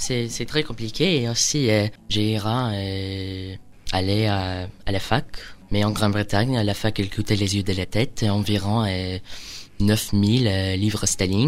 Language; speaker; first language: French; non-native, learner; English